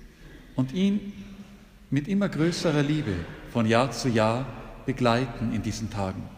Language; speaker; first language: German; native; German